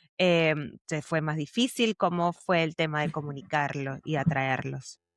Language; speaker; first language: Spanish; native; Spanish